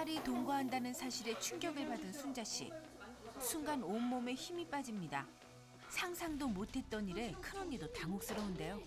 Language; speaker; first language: Korean; native; Korean